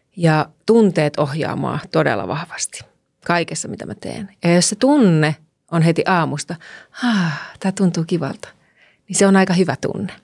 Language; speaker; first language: Finnish; native; Finnish